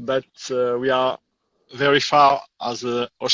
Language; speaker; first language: English; non-native, learner; French